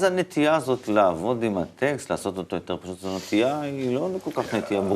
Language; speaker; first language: Hebrew; native; Hebrew